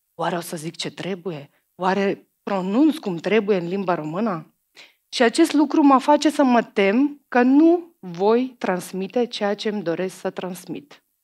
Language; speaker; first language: Romanian; non-native, fluent; Macedonian